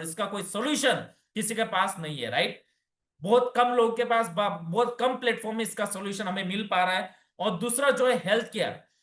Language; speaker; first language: Hindi; non-native, local second language; Bangla